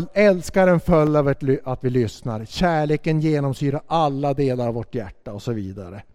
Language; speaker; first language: Swedish; native; Swedish